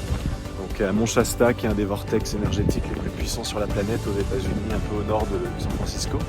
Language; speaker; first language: French; native; French